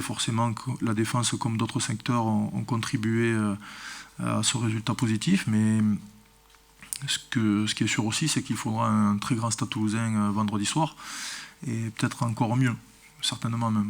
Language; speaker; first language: French; native; French